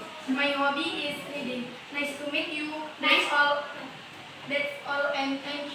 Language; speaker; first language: English; non-native, learner; Indonesian